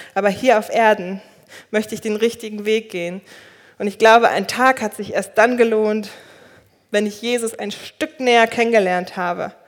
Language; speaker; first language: German; early bilingual, other home language; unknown